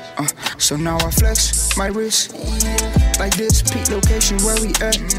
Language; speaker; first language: English; non-native, local second language; Swati